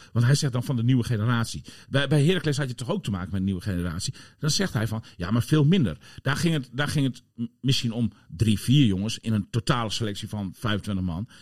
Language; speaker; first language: Dutch; native; Dutch